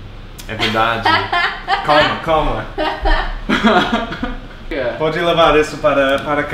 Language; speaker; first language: Portuguese; non-native, fluent; English